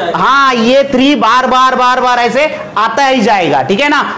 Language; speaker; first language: Hindi; non-native, local second language; Marathi